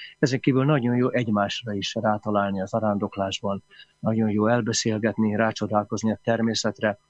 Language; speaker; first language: Hungarian; native; Hungarian